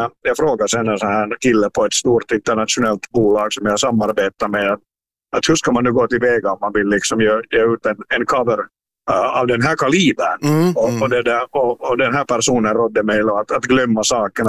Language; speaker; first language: Swedish; native; Swedish